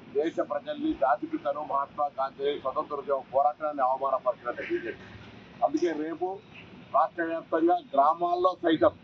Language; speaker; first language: Telugu; native; Telugu